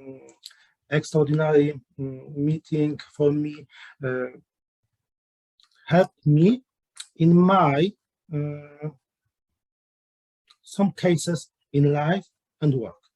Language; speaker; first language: English; non-native, learner; Polish